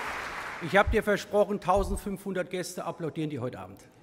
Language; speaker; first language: German; native; German